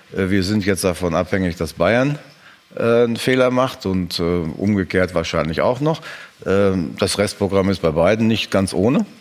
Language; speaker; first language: German; native; German